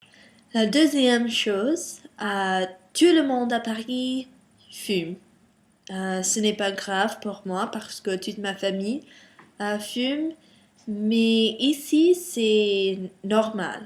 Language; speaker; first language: French; non-native, learner; English